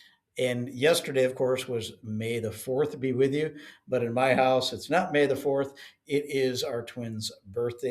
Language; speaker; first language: English; native; English